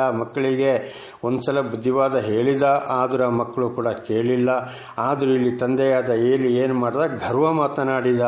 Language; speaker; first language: Kannada; native; Kannada